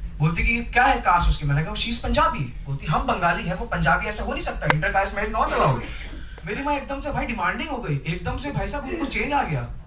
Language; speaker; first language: Hindi; non-native, local second language; Bangla